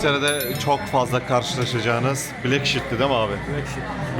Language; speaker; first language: Turkish; native; Turkish